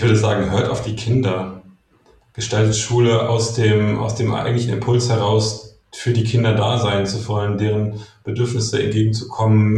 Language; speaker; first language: German; native; German